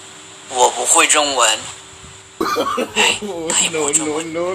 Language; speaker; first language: Chinese; non-native, learner; Hmong